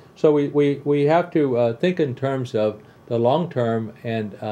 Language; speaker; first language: English; native; English